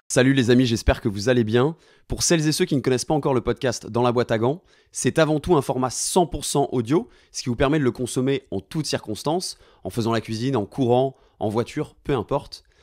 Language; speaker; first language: French; native; French